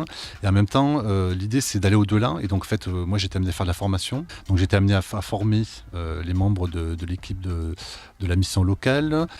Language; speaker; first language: French; native; French